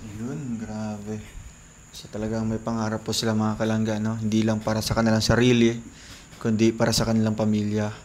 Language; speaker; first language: Filipino; non-native, local second language; Cebuano